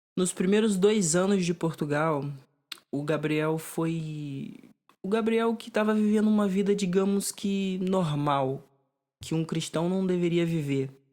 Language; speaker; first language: Portuguese; native; Portuguese